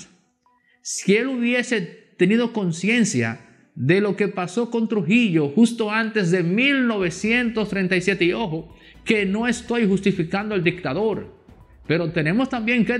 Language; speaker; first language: Spanish; native; Spanish